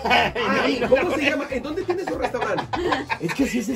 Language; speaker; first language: Spanish; native; Spanish